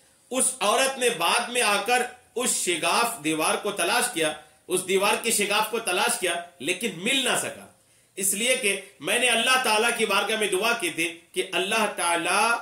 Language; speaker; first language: Urdu; native; Urdu